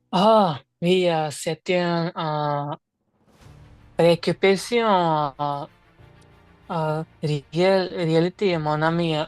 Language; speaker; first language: French; non-native, learner; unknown